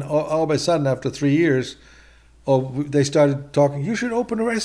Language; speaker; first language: English; non-native, fluent; German